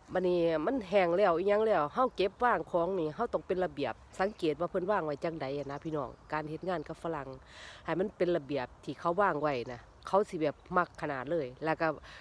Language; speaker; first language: Thai; native; Thai